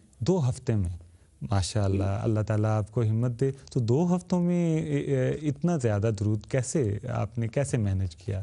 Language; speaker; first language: Urdu; native; Urdu